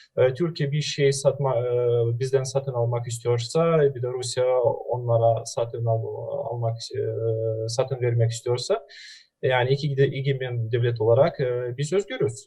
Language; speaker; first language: Turkish; non-native, fluent; Russian